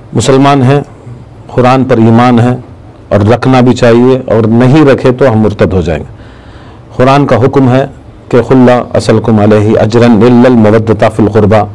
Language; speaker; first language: Urdu; native; Urdu